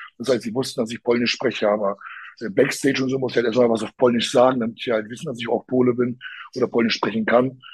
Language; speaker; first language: German; early bilingual, other home language; Polish